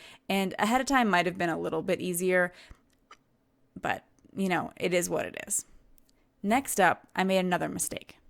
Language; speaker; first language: English; native; English